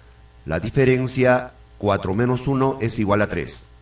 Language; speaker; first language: Spanish; native; Spanish